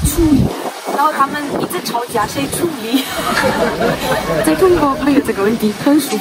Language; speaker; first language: Chinese; non-native, learner; Ukrainian